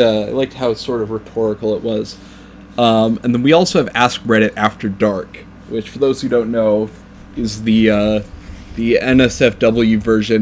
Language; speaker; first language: English; native; English